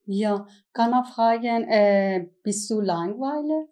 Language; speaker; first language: German; non-native, learner; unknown